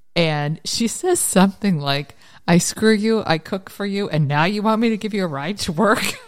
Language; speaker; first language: English; native; English